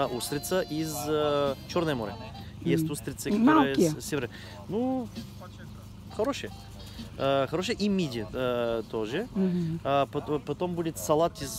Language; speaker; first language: Russian; non-native, learner; Bulgarian